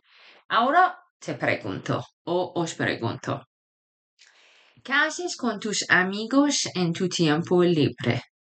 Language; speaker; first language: Spanish; non-native, fluent; Persian